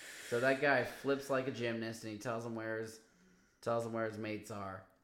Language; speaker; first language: English; native; English